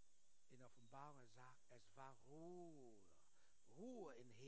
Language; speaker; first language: German; non-native, learner; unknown